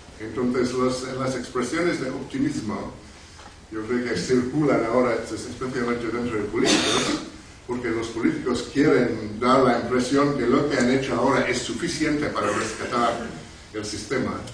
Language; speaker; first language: Spanish; non-native, fluent; English